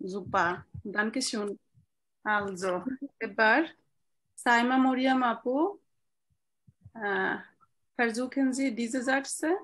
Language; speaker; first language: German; non-native, fluent; Bangla